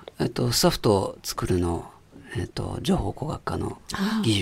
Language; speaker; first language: Japanese; non-native, fluent; French